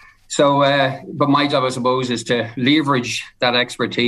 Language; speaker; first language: English; native; English